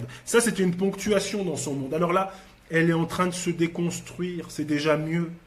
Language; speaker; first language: French; native; French